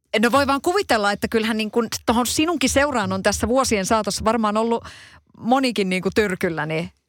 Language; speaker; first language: Finnish; native; Finnish